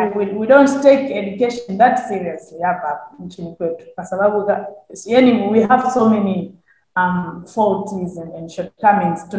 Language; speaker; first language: English; non-native, local second language; Swahili